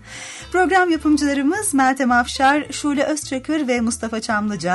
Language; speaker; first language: Turkish; native; Turkish